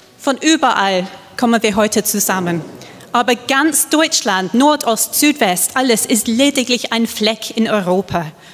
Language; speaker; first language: German; non-native, fluent; English